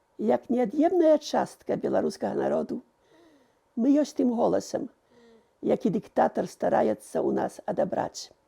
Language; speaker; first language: Belarusian; early bilingual, heritage; Belarusian